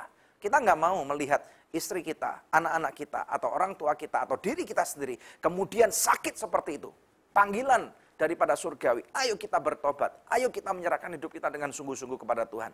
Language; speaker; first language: Indonesian; native; Indonesian